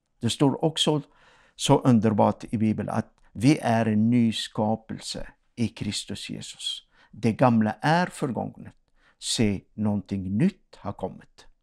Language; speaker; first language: Swedish; non-native, fluent; Arabic